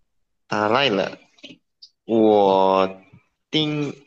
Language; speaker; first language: Chinese; non-native, learner; Indonesian